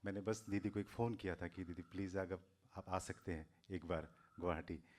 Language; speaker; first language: Hindi; non-native, local second language; Assamese